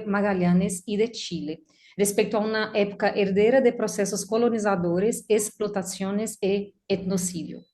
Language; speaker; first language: Spanish; non-native, learner; Portuguese